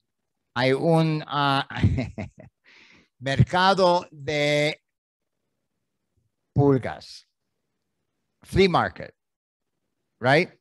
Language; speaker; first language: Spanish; non-native, learner; English